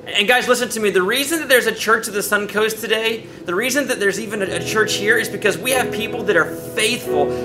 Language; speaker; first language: English; native; English